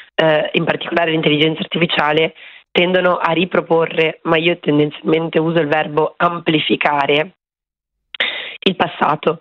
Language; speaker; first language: Italian; native; Italian